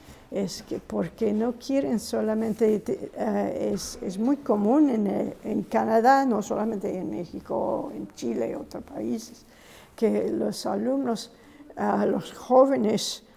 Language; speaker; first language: Spanish; non-native, fluent; English